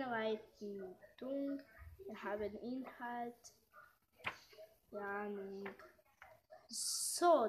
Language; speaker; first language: German; non-native, learner; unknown